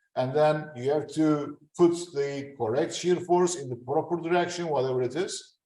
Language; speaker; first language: English; non-native, fluent; Turkish